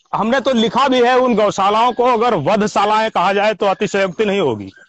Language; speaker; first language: Hindi; native; Hindi